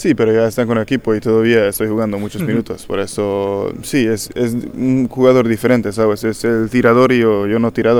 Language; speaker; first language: Spanish; non-native, learner; Hungarian